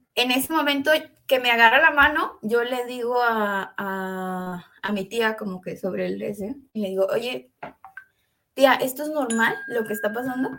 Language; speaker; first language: Spanish; native; Spanish